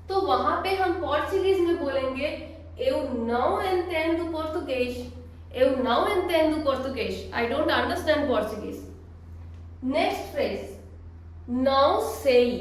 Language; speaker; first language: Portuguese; non-native, fluent; Hindi